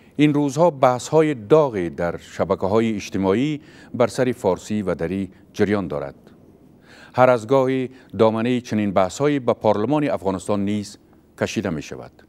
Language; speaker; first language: Persian; native; Persian